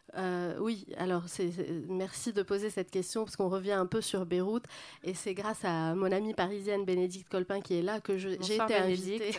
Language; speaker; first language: French; non-native, local second language; Arabic